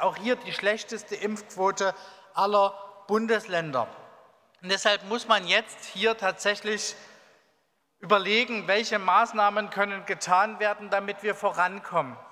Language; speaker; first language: German; native; German